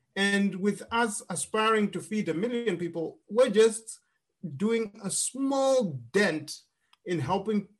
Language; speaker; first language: English; non-native, local second language; Shona